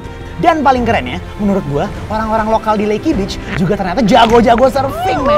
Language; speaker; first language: Indonesian; native; Indonesian